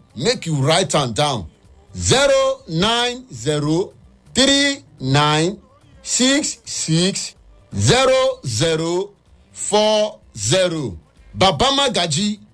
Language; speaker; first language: Nigerian Pidgin; native; Nigerian Pidgin